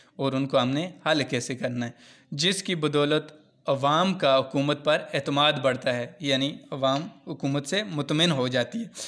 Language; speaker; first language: Urdu; non-native, local second language; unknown